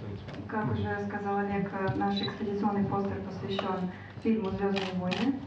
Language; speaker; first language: Russian; native; Russian